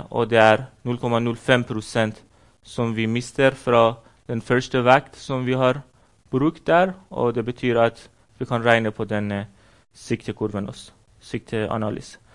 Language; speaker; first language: Norwegian; non-native, fluent; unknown